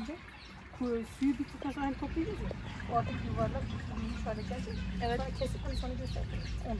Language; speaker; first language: Turkish; native; Turkish